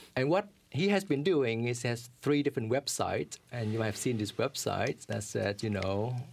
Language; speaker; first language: English; early bilingual, other home language; Vietnamese